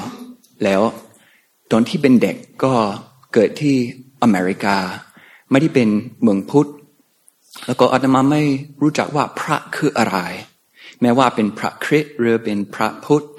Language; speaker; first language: Thai; non-native, fluent; English